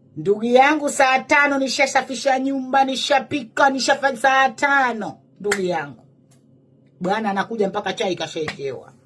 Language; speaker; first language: Swahili; native; Swahili